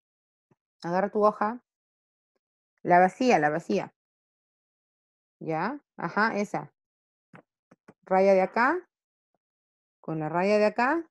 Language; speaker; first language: Spanish; native; Spanish